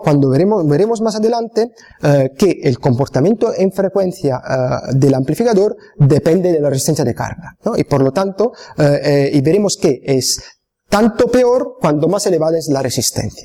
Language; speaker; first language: Spanish; non-native, fluent; Italian